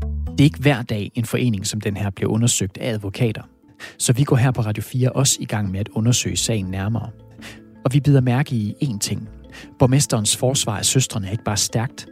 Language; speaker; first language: Danish; native; Danish